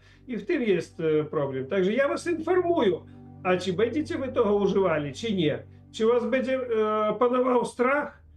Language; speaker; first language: Polish; non-native, learner; Russian